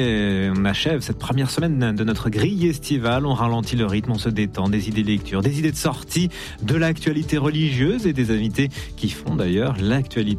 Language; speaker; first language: French; native; French